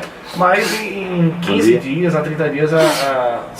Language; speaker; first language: Portuguese; native; Portuguese